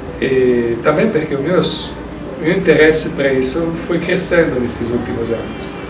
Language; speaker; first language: Portuguese; non-native, fluent; Italian